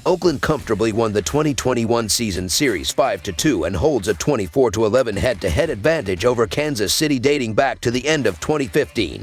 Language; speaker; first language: English; native; English